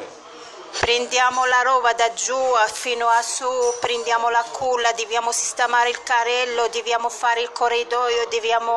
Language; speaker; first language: Italian; non-native, fluent; Arabic